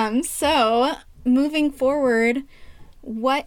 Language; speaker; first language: English; early bilingual, other home language; Spanish